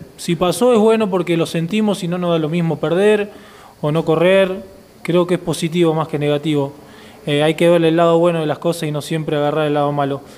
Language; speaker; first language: Spanish; native; Spanish